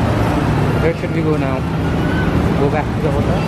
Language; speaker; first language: English; non-native, local second language; Hindi